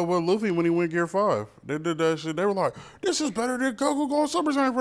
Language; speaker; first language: English; native; English